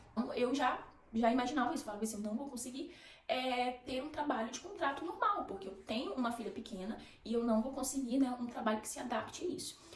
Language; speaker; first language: Portuguese; native; Portuguese